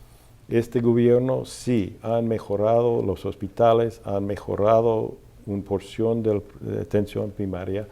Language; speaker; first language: Spanish; non-native, fluent; English